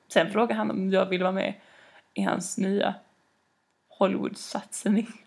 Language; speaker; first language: Swedish; native; Swedish